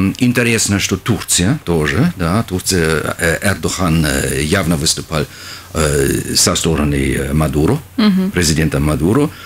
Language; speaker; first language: Russian; non-native, fluent; German